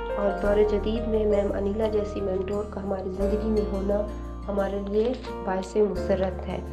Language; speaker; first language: Urdu; native; Urdu